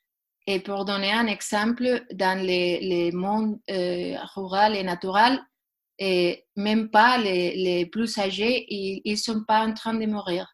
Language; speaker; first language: French; non-native, learner; Spanish